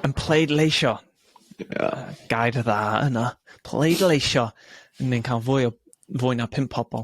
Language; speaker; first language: Welsh; non-native, learner; English